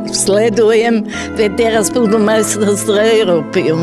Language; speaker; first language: Slovak; non-native, fluent; German